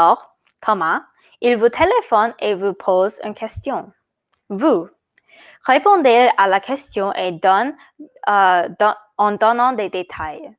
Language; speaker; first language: French; non-native, fluent; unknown